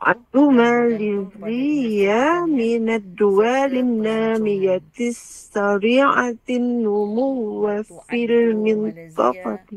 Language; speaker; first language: Arabic; non-native, learner; Malay